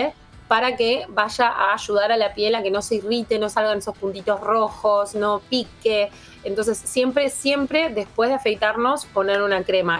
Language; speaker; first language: Spanish; native; Spanish